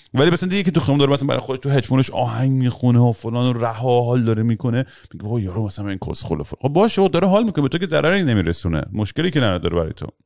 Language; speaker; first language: Persian; early bilingual, heritage; Persian